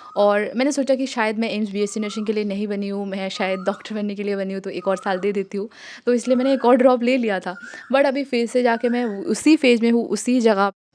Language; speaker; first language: Hindi; non-native, local second language; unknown